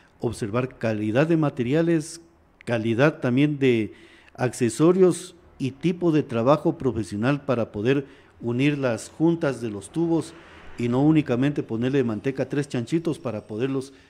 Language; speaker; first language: Spanish; native; Spanish